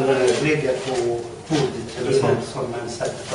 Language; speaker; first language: Swedish; non-native, learner; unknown